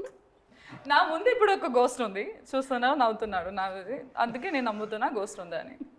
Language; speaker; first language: Telugu; non-native, learner; Malayalam